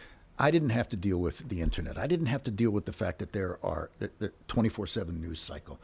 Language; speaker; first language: English; native; English